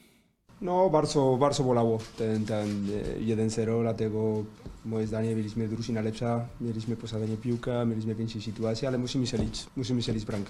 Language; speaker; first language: Polish; non-native, learner; Spanish